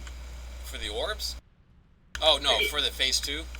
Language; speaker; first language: English; native; English